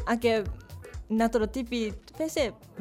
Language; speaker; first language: Italian; non-native, learner; Japanese